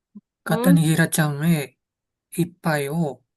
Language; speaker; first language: Japanese; non-native, learner; Indonesian